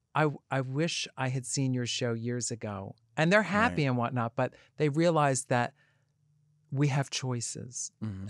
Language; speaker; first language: English; native; English